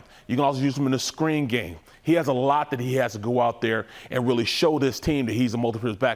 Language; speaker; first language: English; native; English